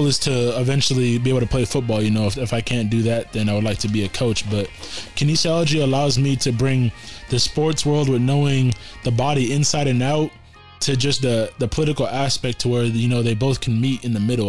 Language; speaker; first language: English; native; English